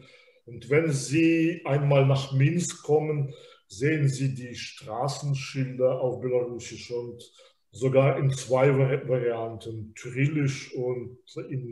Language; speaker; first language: German; non-native, fluent; Belarusian